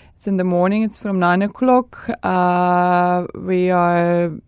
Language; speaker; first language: English; non-native, fluent; Czech